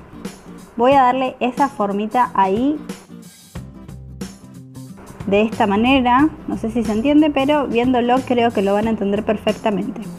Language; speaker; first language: Spanish; native; Spanish